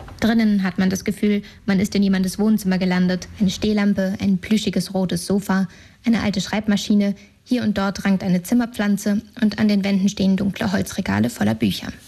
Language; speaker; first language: German; native; German